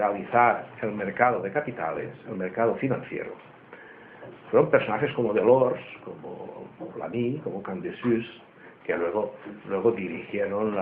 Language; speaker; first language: Spanish; native; Spanish